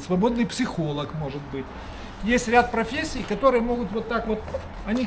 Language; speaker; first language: Russian; native; Russian